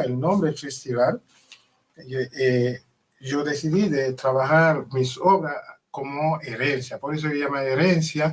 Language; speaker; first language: Spanish; non-native, learner; Haitian Creole